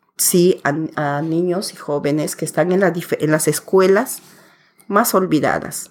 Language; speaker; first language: Spanish; native; Spanish